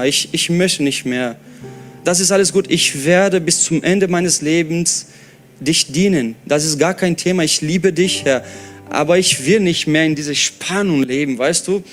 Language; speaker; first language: German; non-native, fluent; Portuguese